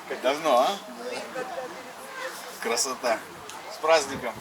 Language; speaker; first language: Russian; non-native, learner; English